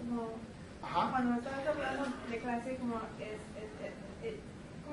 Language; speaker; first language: Spanish; non-native, learner; English